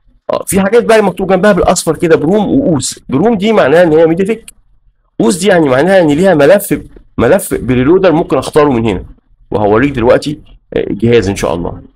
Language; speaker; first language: Arabic; native; Arabic